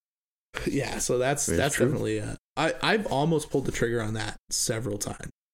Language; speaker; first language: English; native; English